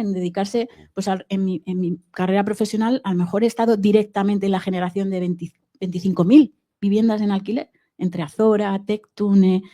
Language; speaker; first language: Spanish; native; Spanish